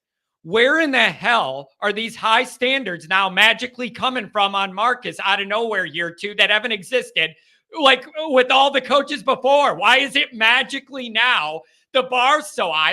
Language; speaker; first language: English; native; English